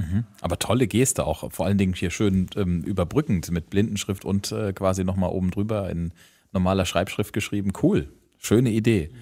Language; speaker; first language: German; native; German